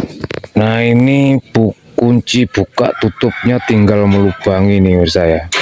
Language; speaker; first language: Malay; non-native, local second language; Javanese